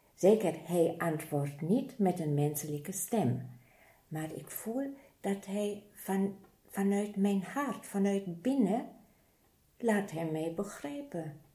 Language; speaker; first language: Dutch; non-native, fluent; German